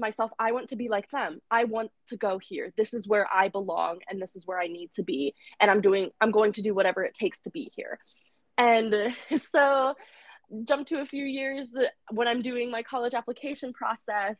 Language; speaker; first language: English; native; English